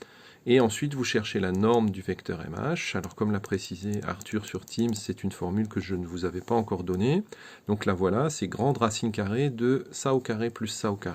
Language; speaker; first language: French; native; French